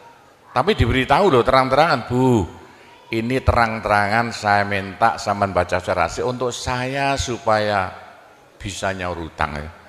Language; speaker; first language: Indonesian; non-native, local second language; Javanese